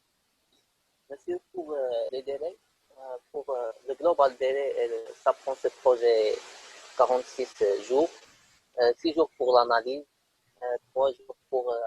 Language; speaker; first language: French; non-native, local second language; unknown